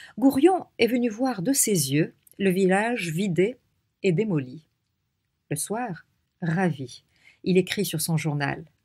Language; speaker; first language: French; non-native, local second language; Arabic